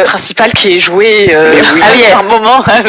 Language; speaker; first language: French; native; French